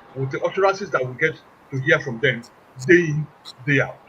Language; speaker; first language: English; non-native, local second language; Yoruba